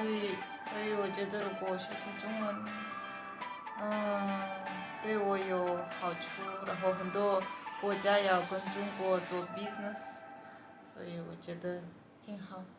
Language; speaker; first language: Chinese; non-native, learner; Russian